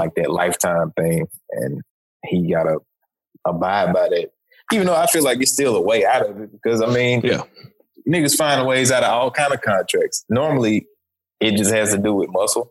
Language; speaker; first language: English; native; English